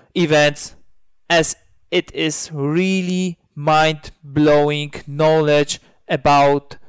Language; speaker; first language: English; non-native, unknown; Polish